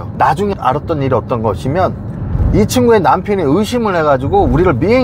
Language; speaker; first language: Korean; native; Korean